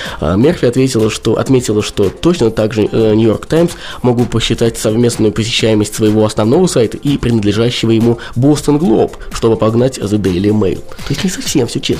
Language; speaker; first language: Russian; native; Russian